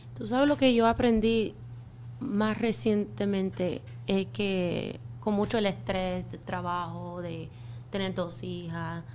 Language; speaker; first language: Spanish; non-native, fluent; English